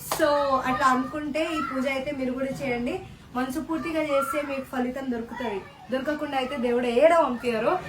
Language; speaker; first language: Telugu; non-native, local second language; Hindi